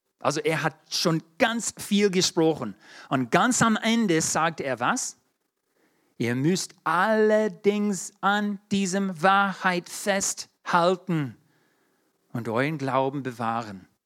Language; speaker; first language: German; non-native, fluent; English